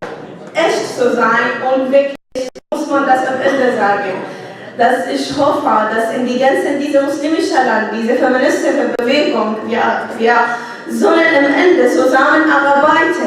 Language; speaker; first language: German; non-native, learner; Arabic